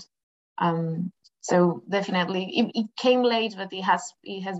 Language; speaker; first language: English; non-native, fluent; Spanish